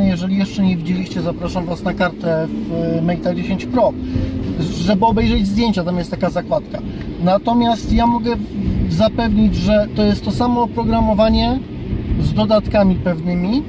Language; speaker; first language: Polish; native; Polish